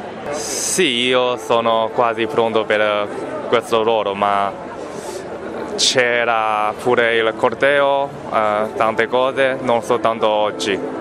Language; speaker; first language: Italian; non-native, learner; Chinese